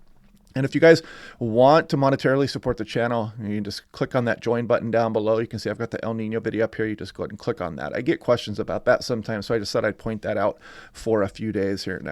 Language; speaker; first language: English; native; English